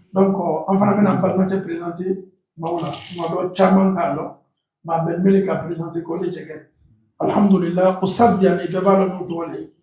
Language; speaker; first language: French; non-native, local second language; Bambara